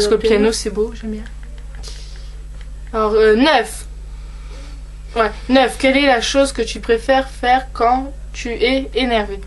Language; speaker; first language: French; native; French